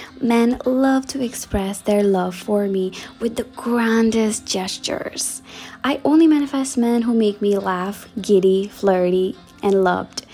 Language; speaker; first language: English; native; English